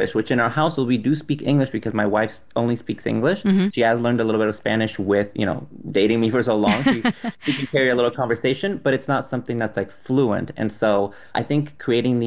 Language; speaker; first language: English; non-native, fluent; Spanish